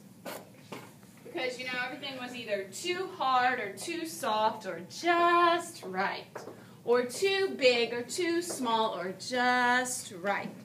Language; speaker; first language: English; native; English